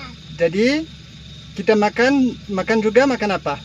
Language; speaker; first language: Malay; non-native, fluent; French